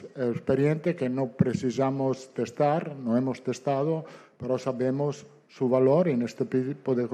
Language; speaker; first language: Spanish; non-native, fluent; Italian